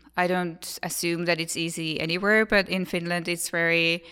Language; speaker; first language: English; non-native, fluent; Finnish